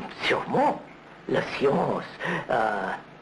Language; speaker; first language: French; non-native, learner; Telugu